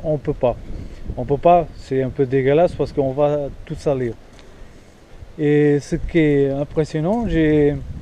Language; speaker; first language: French; non-native, fluent; Portuguese